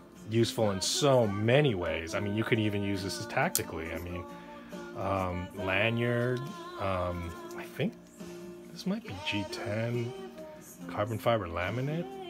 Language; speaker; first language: English; native; English